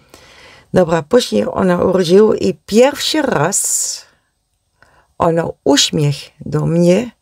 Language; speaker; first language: Polish; non-native, learner; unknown